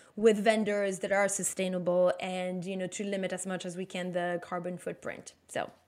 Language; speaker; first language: English; non-native, fluent; French